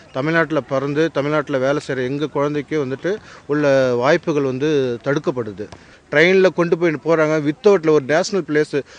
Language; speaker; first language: Tamil; native; Tamil